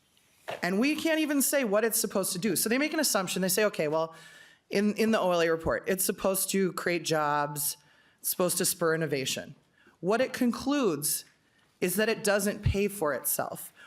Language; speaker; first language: English; native; English